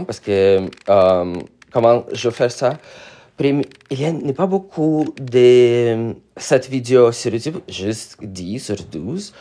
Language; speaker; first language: French; non-native, learner; Russian